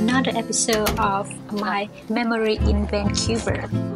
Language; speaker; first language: English; non-native, fluent; Vietnamese